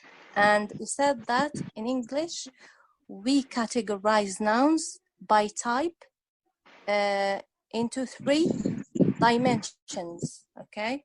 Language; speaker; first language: English; non-native, fluent; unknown